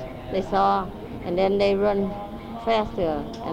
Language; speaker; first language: English; non-native, learner; Vietnamese